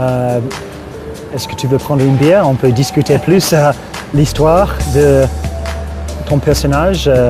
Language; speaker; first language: French; non-native, fluent; English